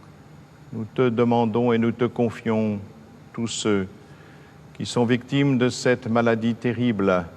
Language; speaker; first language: French; native; French